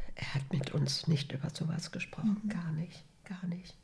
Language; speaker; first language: German; native; German